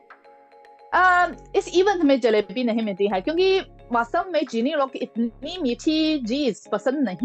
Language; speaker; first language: Hindi; non-native, fluent; Chinese